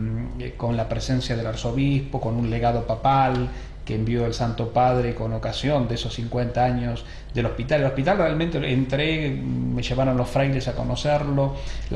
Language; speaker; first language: Spanish; native; Spanish